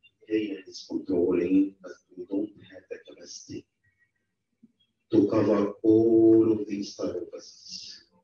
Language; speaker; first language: English; non-native, fluent; Arabic